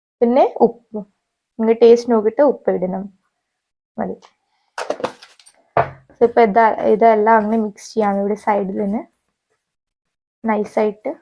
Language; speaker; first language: Malayalam; non-native, learner; Hindi